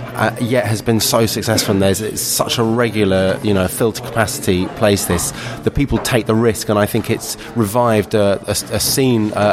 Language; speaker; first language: English; native; English